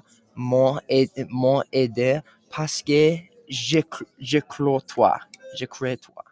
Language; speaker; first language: French; non-native, learner; English